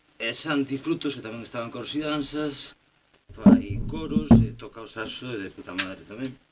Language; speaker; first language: Galician; non-native, local second language; Spanish